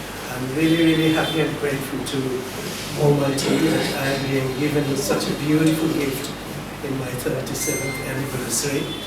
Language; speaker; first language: English; non-native, local second language; Bangla